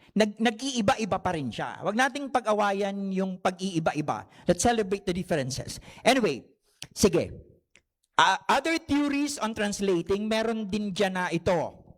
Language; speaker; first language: Filipino; non-native, local second language; Bikol